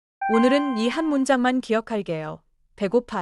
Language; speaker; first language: Korean; non-native, learner; English